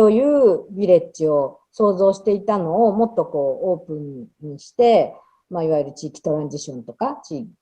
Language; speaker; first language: Japanese; native; Japanese